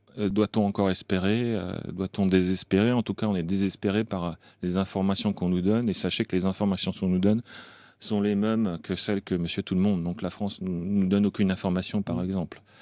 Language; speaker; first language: French; native; French